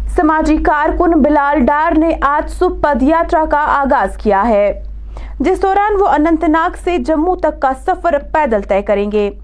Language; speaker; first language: Urdu; non-native, local second language; Kashmiri